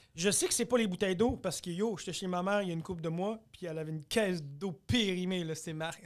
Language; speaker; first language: French; early bilingual, other home language; Arabic